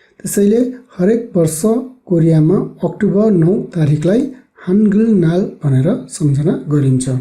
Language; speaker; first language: Nepali; native; Nepali